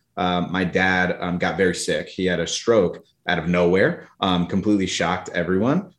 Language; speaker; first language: English; early bilingual, other home language; Polish